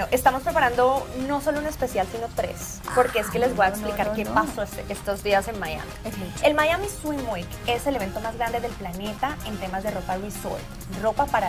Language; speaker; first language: Spanish; native; Spanish